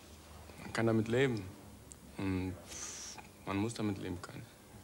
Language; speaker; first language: German; early bilingual, other home language; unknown